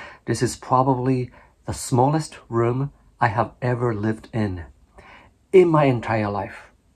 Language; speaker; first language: English; non-native, fluent; Japanese